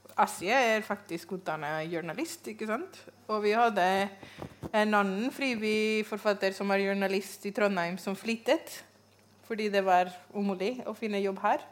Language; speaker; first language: Norwegian; non-native, fluent; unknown